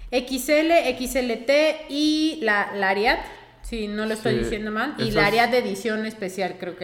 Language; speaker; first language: Spanish; native; Spanish